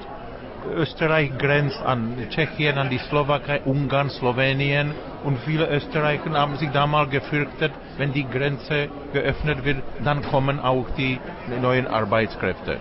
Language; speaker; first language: German; non-native, fluent; Czech